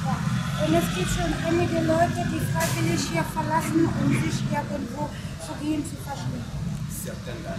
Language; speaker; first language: German; non-native, fluent; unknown